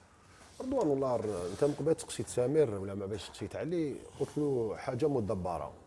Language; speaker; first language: Arabic; native; Arabic